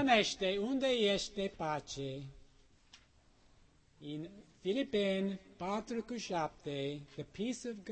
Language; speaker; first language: Romanian; non-native, learner; English